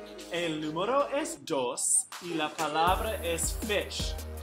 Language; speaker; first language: Spanish; non-native, fluent; English